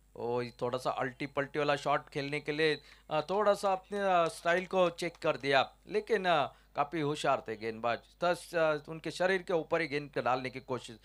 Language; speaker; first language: Hindi; non-native, local second language; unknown